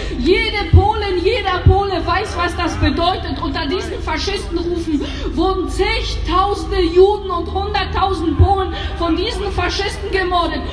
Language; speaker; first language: German; early bilingual, other home language; Polish